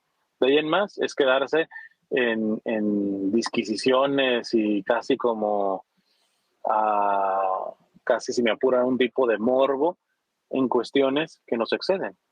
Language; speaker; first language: Spanish; native; Spanish